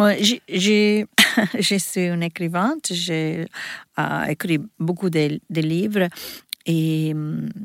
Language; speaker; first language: French; non-native, learner; Italian